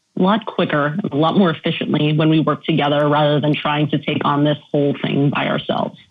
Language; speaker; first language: English; native; English